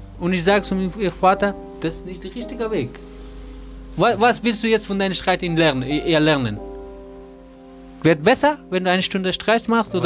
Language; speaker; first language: German; non-native, learner; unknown